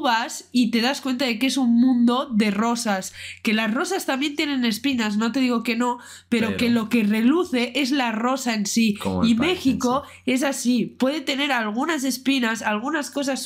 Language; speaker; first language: Spanish; native; Spanish